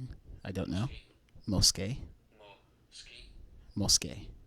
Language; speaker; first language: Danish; non-native, learner; English